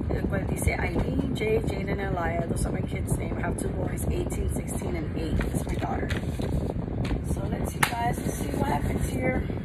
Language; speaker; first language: English; early bilingual, other home language; Spanish